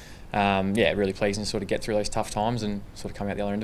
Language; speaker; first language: English; native; English